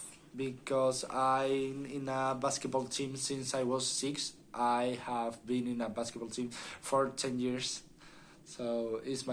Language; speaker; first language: English; non-native, learner; Spanish